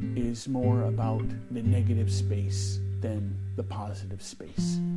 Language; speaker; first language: English; native; English